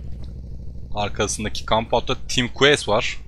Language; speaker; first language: Turkish; native; Turkish